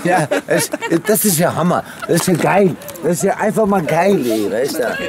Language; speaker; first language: German; native; German